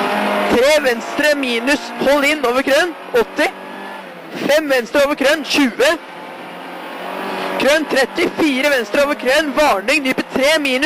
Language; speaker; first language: Norwegian; native; Norwegian